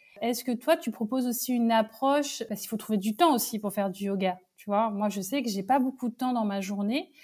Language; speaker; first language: French; native; French